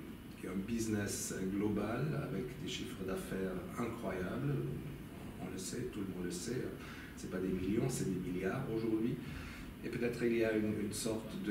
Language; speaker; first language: French; non-native, local second language; German